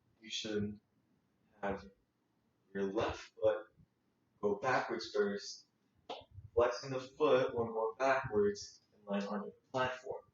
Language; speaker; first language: English; native; English